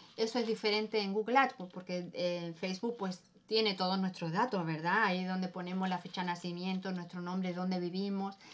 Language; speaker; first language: Spanish; early bilingual, heritage; German